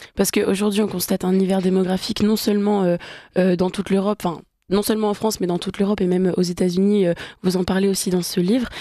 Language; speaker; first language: French; native; French